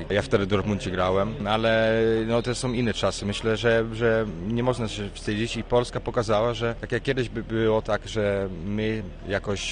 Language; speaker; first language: Polish; early bilingual, heritage; Polish